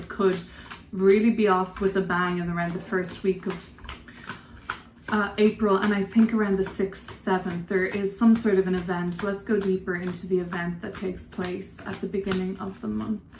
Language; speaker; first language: English; native; English